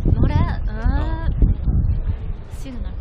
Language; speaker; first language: Korean; non-native, learner; Japanese